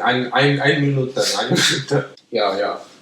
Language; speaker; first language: German; non-native, learner; English